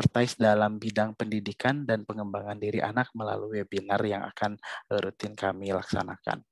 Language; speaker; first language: Malay; native; Malay